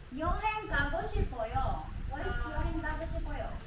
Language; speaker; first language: Korean; non-native, learner; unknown